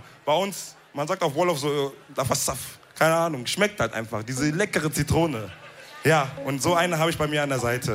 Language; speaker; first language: German; early bilingual, other home language; Wolof